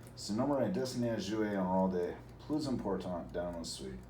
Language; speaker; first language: French; non-native, learner; English